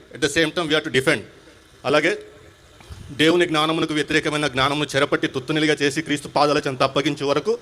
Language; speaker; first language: Telugu; non-native, local second language; Urdu